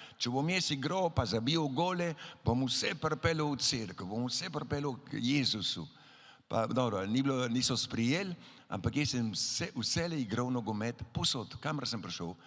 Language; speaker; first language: Slovenian; early bilingual, heritage; Slovenian